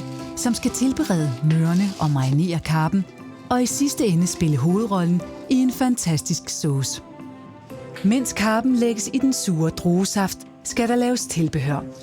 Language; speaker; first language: Danish; native; Danish